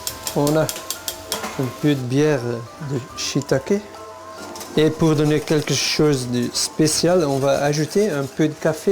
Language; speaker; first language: French; non-native, local second language; Dutch